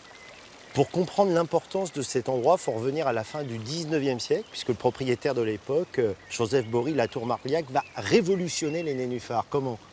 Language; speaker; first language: French; native; French